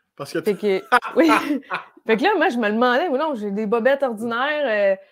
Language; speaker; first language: French; native; French